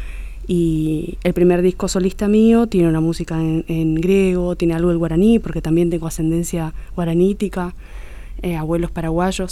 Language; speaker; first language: Spanish; native; Spanish